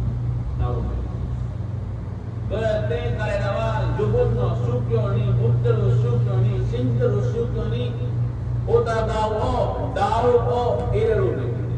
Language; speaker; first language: Japanese; non-native, learner; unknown